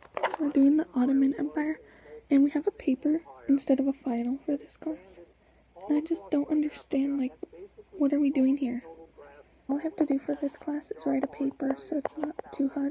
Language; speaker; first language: English; native; English